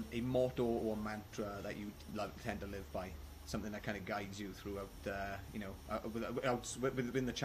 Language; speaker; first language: English; native; English